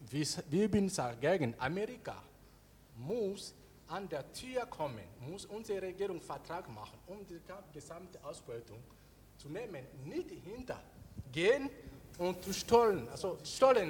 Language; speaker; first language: German; non-native, learner; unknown